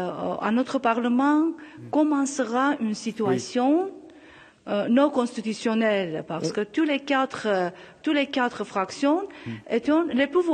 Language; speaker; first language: French; non-native, local second language; Armenian